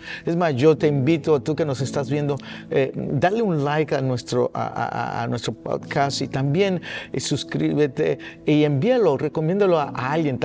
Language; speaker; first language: Spanish; early bilingual, heritage; Spanish